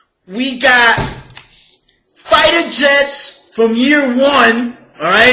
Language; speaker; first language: English; native; English